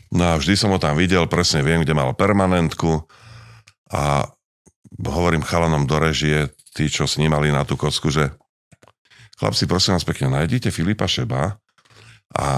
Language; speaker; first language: Slovak; native; Slovak